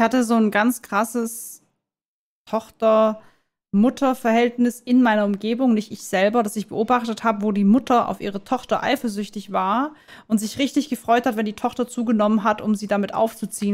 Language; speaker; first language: German; native; German